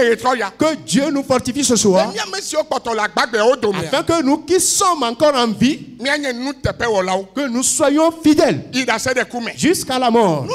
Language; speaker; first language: French; non-native, local second language; Ewe